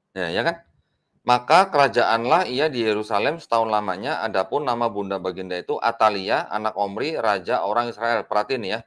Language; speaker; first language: Indonesian; native; Indonesian